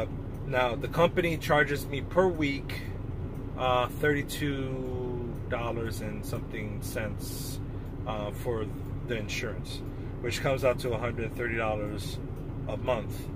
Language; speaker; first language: English; native; English